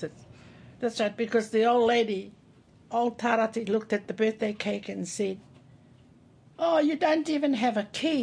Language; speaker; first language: English; native; English